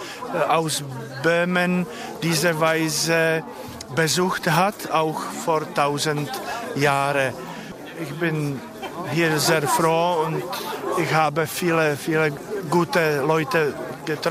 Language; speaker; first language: German; non-native, fluent; Czech